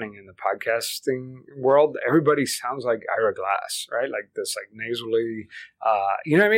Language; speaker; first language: English; early bilingual, other home language; Spanish